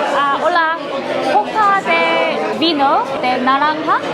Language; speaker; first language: Spanish; non-native, learner; Korean